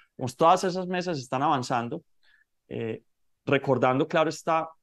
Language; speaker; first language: Spanish; native; Spanish